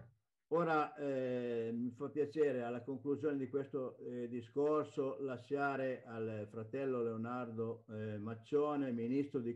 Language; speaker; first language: Italian; native; Italian